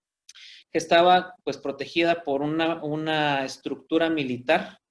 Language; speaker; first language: Spanish; native; Spanish